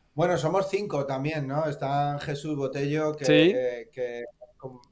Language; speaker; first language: Spanish; native; Spanish